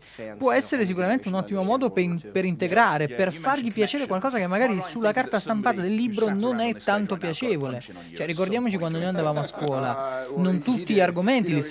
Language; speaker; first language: Italian; native; Italian